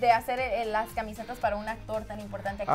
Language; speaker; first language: Spanish; native; Spanish